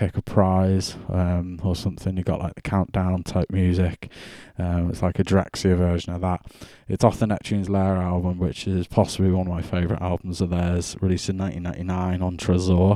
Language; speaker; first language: English; native; English